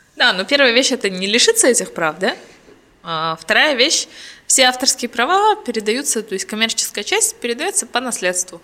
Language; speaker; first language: Russian; native; Russian